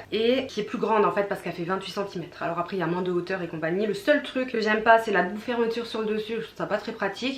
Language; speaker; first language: French; native; French